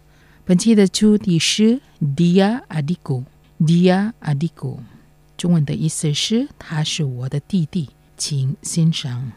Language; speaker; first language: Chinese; non-native, fluent; Indonesian